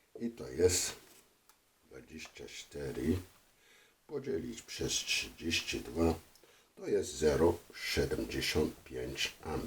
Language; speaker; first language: Polish; non-native, fluent; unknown